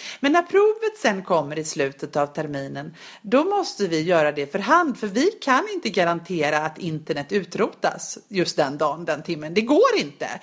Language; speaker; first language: Swedish; native; Swedish